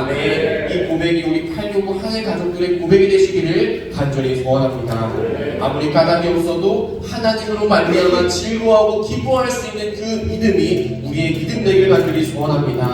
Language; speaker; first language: Korean; native; Korean